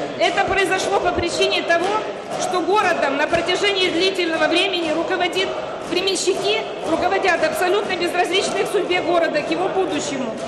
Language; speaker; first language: Russian; native; Russian